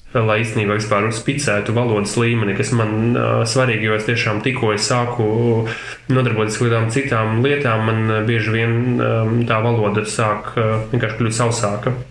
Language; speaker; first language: Latvian; non-native, local second language; Russian